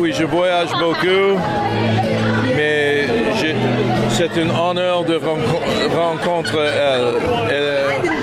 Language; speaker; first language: French; non-native, learner; English